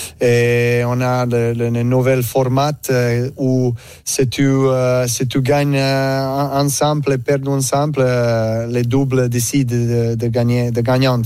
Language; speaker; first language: French; non-native, learner; Serbian